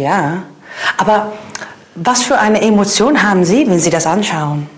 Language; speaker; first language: German; non-native, learner; Dutch